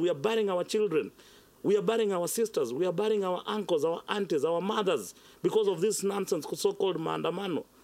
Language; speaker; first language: English; non-native, local second language; Swahili